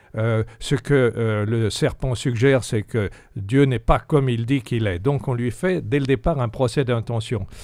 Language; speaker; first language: French; native; French